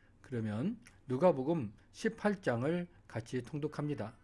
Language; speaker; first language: Korean; native; Korean